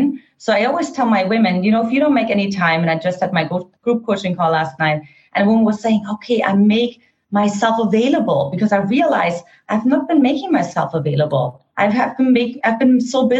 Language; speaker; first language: English; non-native, fluent; German